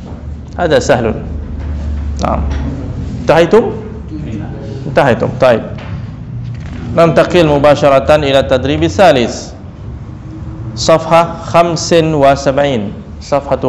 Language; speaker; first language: Arabic; non-native, fluent; Indonesian